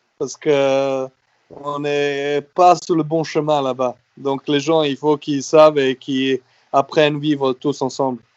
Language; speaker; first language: French; non-native, fluent; Serbian